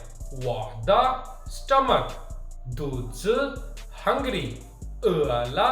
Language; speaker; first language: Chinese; non-native, fluent; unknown